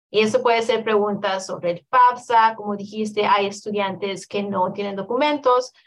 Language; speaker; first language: Spanish; native; Spanish